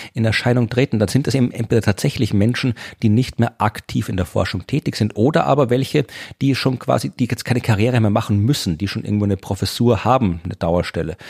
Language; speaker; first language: German; native; German